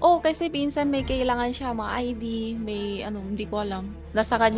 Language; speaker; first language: Filipino; non-native, learner; Chinese